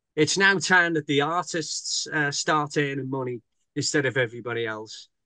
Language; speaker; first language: English; native; English